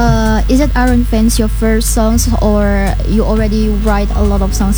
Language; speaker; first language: English; non-native, learner; Indonesian